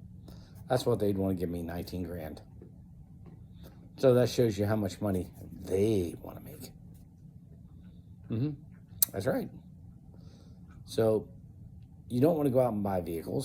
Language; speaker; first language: English; native; English